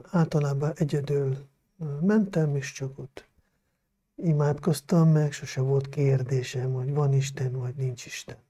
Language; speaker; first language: Hungarian; non-native, local second language; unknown